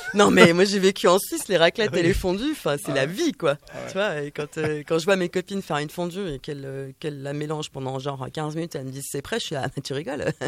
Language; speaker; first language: French; native; French